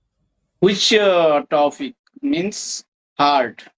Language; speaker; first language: English; non-native, learner; Maithili